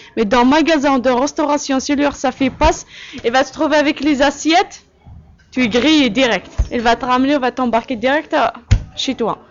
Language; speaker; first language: French; non-native, local second language; Kabyle